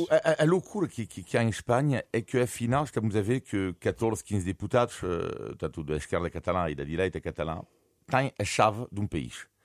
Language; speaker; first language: Portuguese; non-native, fluent; French